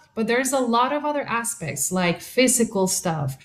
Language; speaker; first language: English; non-native, local second language; Spanish